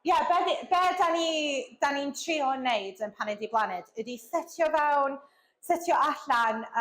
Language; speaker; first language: Welsh; non-native, fluent; English